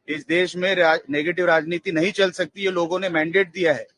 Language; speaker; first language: Hindi; non-native, local second language; Marathi